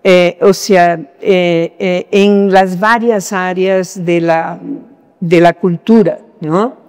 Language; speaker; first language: Spanish; non-native, fluent; Portuguese